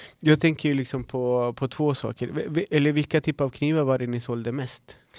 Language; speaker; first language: Swedish; non-native, fluent; Spanish